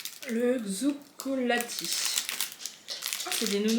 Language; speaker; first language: French; native; French